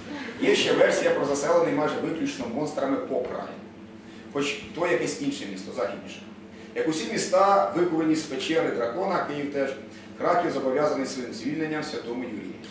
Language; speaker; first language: Ukrainian; native; Ukrainian